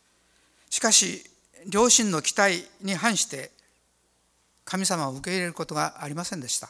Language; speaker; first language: Japanese; native; Japanese